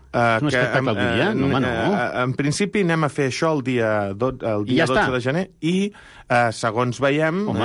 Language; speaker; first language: Catalan; native; Catalan